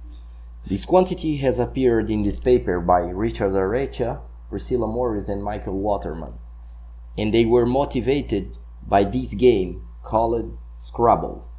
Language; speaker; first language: English; non-native, fluent; Portuguese